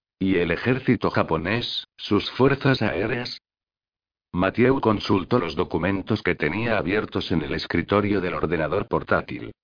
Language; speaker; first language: Spanish; native; Spanish